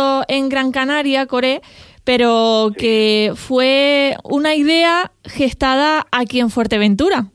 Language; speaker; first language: Spanish; native; Spanish